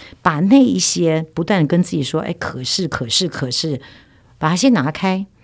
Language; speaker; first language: Chinese; native; Chinese